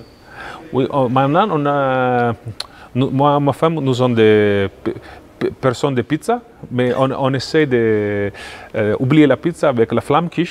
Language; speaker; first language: French; non-native, fluent; Italian